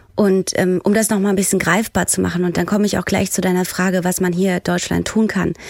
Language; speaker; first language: German; early bilingual, other home language; Persian